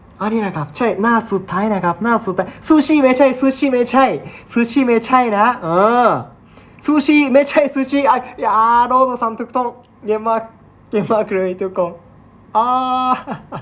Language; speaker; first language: Thai; non-native, learner; Japanese